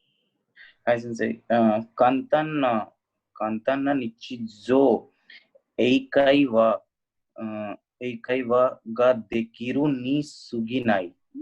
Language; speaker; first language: Japanese; non-native, learner; Hindi